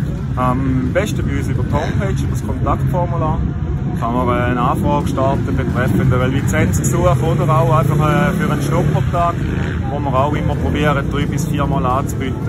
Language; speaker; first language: German; native; German